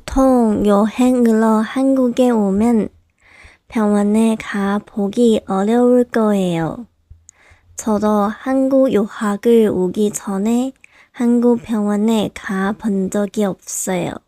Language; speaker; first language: Korean; non-native, local second language; Chinese